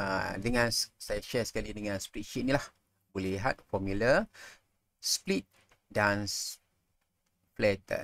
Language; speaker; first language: Malay; native; Malay